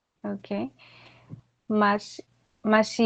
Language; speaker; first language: Korean; non-native, learner; Bangla